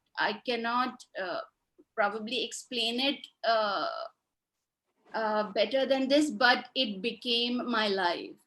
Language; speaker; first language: English; non-native, local second language; Hindi